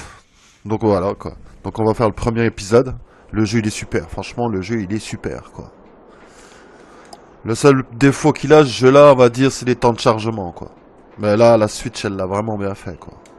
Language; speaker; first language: French; native; French